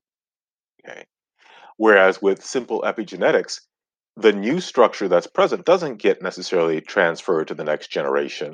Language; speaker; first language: English; non-native, local second language; Akan